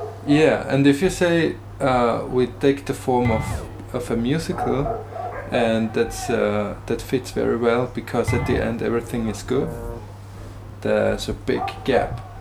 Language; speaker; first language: English; non-native, fluent; German